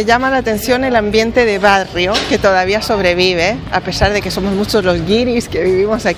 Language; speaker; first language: Spanish; non-native, fluent; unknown